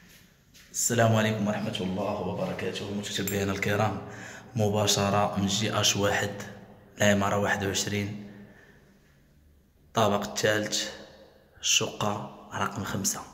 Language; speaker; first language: Arabic; native; Arabic